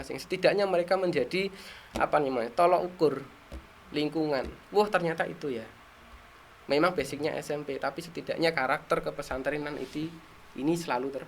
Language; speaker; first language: Indonesian; non-native, local second language; Javanese